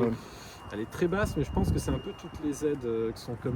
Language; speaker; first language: French; native; French